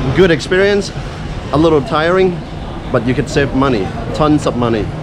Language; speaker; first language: English; non-native, fluent; Thai